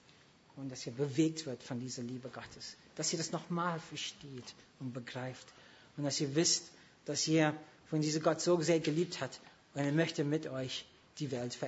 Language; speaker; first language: German; non-native, fluent; English